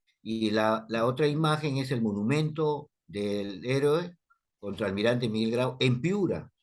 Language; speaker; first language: Spanish; native; Spanish